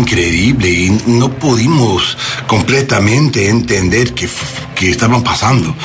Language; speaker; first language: Spanish; non-native, learner; English